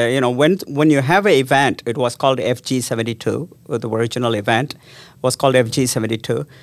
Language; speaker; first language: English; non-native, local second language; Tamil